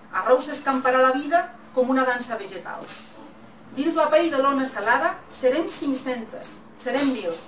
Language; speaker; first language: Catalan; non-native, local second language; Spanish